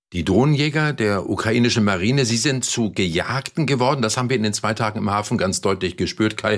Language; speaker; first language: German; native; German